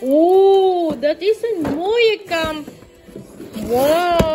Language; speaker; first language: Dutch; non-native, learner; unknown